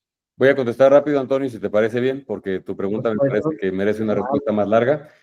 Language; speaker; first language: Spanish; native; Spanish